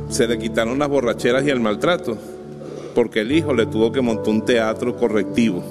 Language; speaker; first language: Spanish; native; Spanish